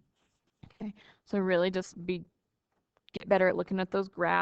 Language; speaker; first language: English; native; English